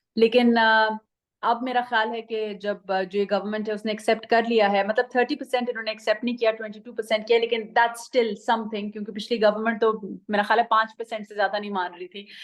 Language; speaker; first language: Urdu; non-native, fluent; Persian